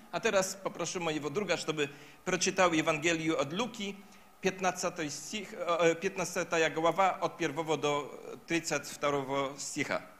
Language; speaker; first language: Russian; non-native, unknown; Polish